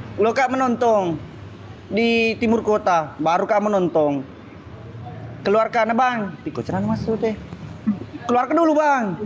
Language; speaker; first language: Indonesian; non-native, local second language; Buginese